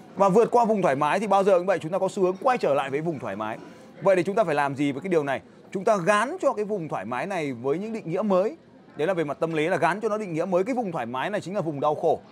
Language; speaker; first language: Vietnamese; native; Vietnamese